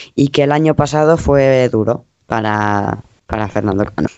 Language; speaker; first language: Spanish; non-native, local second language; Catalan